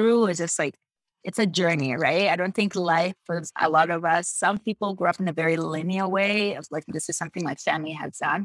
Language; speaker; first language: English; non-native, fluent; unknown